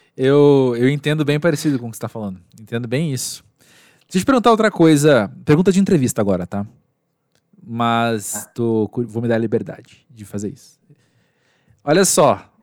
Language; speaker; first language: Portuguese; native; Portuguese